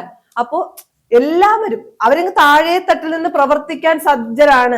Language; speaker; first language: Malayalam; native; Malayalam